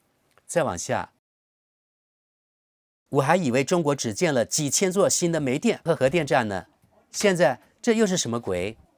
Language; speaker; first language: Chinese; native; Chinese